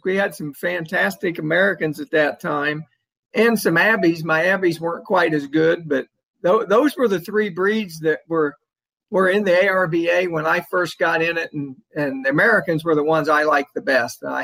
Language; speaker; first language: English; native; English